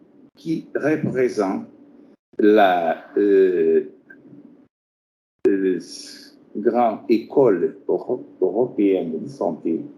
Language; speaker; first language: French; non-native, fluent; Portuguese